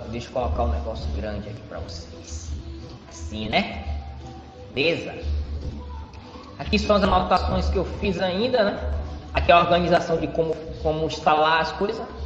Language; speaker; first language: Portuguese; native; Portuguese